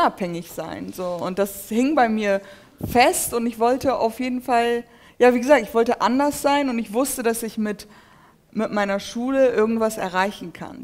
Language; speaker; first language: German; early bilingual, other home language; Turkish